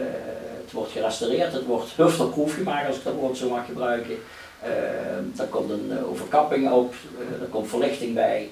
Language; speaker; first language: Dutch; native; Dutch